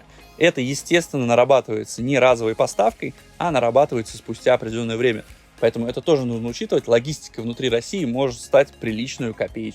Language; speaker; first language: Russian; native; Russian